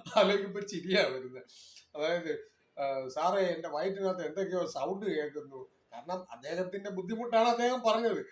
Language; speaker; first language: Malayalam; non-native, local second language; Tamil